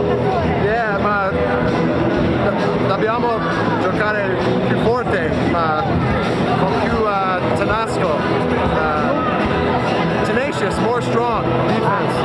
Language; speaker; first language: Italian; non-native, learner; English